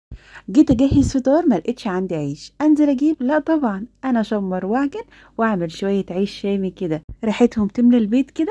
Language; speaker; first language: Arabic; native; Arabic